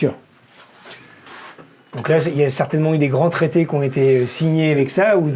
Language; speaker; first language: French; native; French